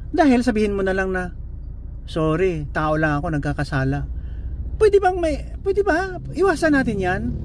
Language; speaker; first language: Filipino; non-native, local second language; Cebuano